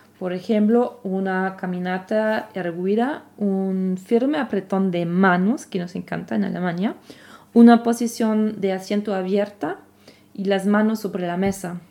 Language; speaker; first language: Spanish; non-native, fluent; German